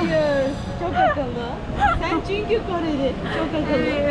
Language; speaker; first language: Turkish; native; Turkish